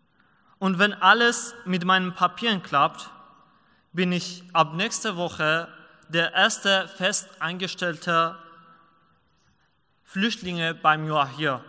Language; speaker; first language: German; non-native, learner; Persian